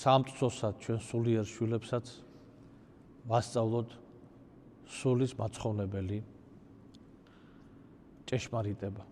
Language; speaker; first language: Georgian; native; Georgian